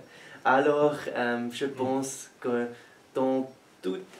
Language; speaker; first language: French; non-native, learner; German